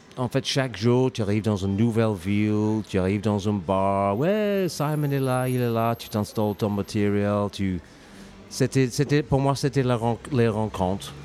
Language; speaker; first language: French; non-native, fluent; English